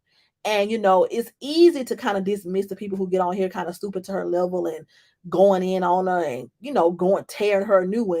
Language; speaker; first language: English; native; English